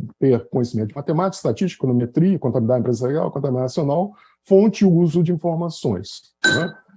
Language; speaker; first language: Portuguese; native; Portuguese